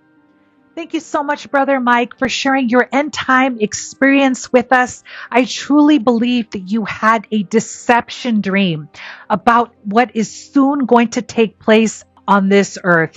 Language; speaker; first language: English; native; English